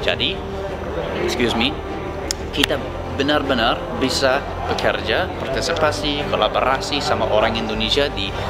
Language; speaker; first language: Indonesian; non-native, learner; English